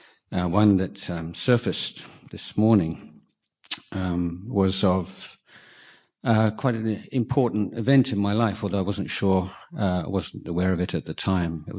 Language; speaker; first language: English; native; English